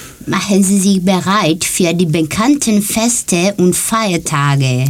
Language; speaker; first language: German; non-native, learner; Greek